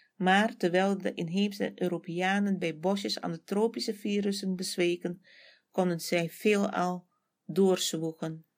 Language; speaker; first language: Dutch; native; Dutch